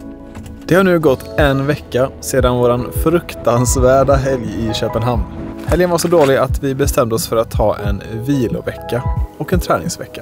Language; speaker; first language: Swedish; native; Swedish